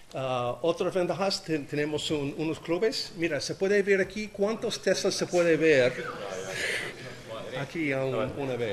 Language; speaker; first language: Spanish; non-native, learner; English